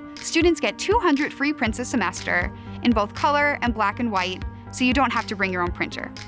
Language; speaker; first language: English; native; English